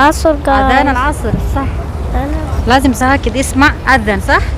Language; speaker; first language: Arabic; non-native, local second language; Indonesian